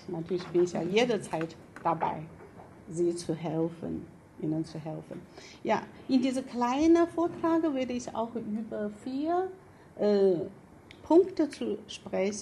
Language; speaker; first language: German; non-native, fluent; Chinese